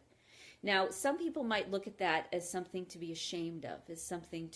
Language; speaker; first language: English; native; English